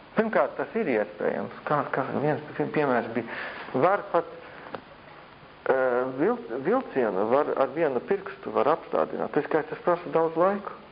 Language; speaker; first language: Latvian; native; Latvian